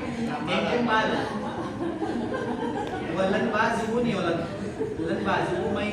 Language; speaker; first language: Vietnamese; non-native, learner; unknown